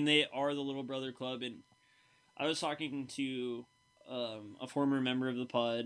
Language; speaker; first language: English; native; English